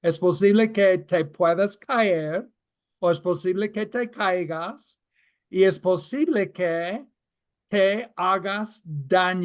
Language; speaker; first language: Spanish; non-native, fluent; English